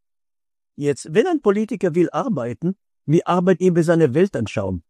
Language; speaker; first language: German; non-native, fluent; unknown